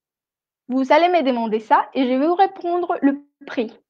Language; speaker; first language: French; non-native, fluent; Spanish